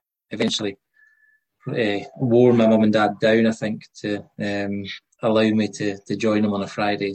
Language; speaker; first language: English; native; English